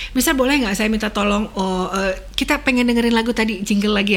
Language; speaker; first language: Indonesian; native; Indonesian